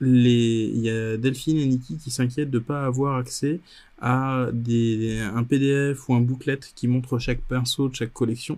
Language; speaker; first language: French; native; French